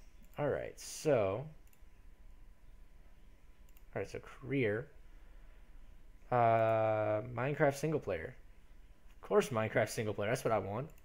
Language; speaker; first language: English; native; English